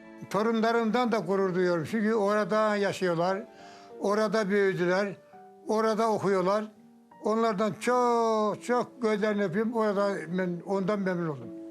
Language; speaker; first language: Turkish; native; Turkish